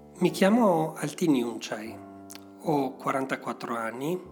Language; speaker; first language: Italian; non-native, fluent; Albanian